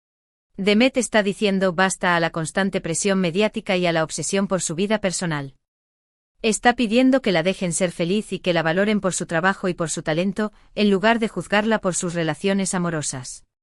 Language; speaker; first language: Spanish; native; Spanish